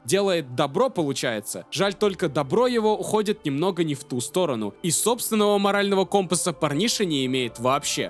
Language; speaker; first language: Russian; native; Russian